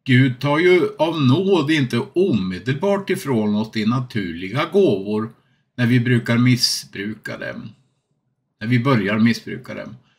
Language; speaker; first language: Swedish; native; Swedish